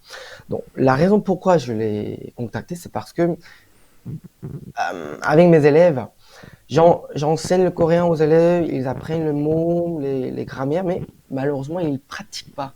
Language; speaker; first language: French; non-native, fluent; Korean